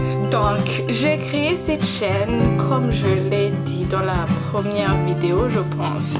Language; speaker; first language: French; non-native, local second language; Rundi